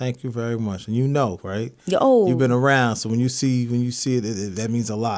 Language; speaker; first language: English; native; English